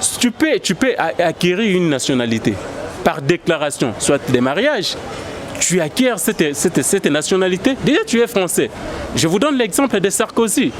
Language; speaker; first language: French; non-native, local second language; Lingala